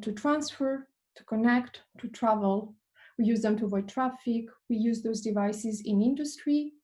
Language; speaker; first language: English; non-native, fluent; Albanian